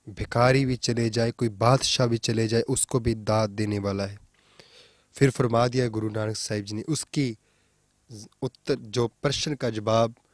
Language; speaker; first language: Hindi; non-native, local second language; Punjabi